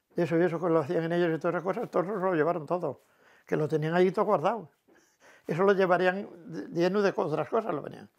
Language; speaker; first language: Spanish; native; Spanish